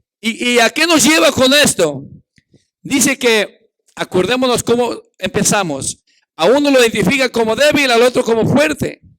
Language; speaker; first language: Spanish; native; Spanish